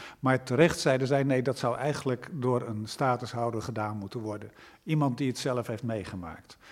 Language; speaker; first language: Dutch; native; Dutch